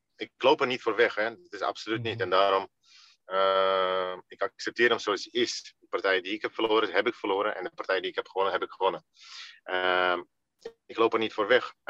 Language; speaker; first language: Dutch; early bilingual, other home language; Russian